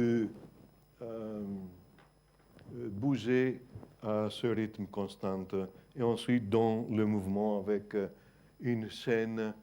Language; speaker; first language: French; non-native, fluent; Greek